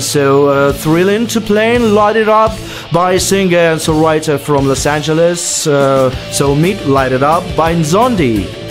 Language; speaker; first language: English; non-native, fluent; Ukrainian